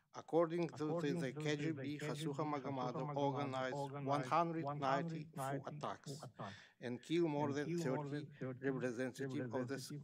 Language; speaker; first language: English; non-native, learner; Russian